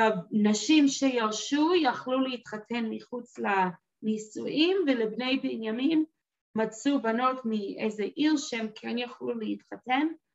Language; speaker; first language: Hebrew; non-native, fluent; English